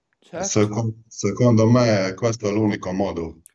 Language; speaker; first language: Italian; non-native, fluent; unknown